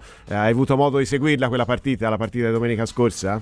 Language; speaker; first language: Italian; native; Italian